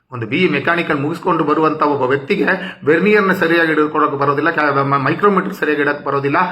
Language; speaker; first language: Kannada; non-native, local second language; Tamil